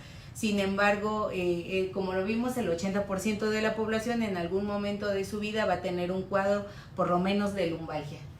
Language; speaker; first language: Spanish; native; Spanish